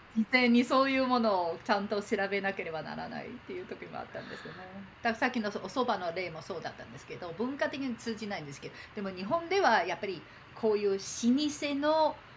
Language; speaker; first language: Japanese; non-native, fluent; Chinese